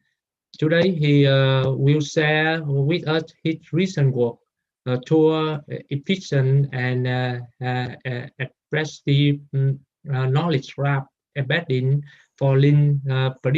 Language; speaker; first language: English; non-native, learner; Vietnamese